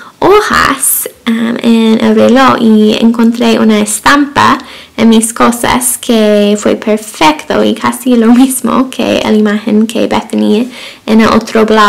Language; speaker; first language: Spanish; non-native, fluent; English